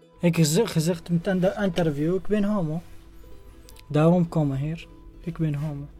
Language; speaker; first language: Dutch; non-native, learner; Arabic